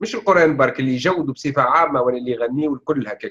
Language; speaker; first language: Arabic; native; Arabic